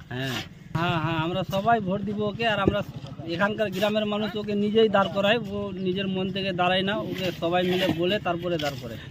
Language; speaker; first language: Bangla; native; Bangla